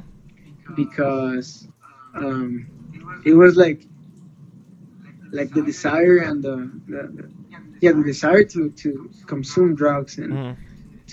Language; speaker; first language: English; non-native, fluent; Spanish